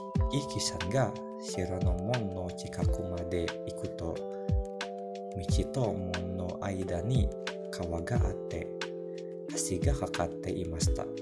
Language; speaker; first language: Japanese; non-native, learner; Indonesian